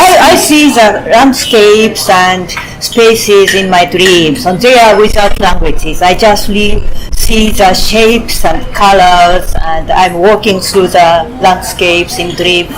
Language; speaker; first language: English; non-native, fluent; Japanese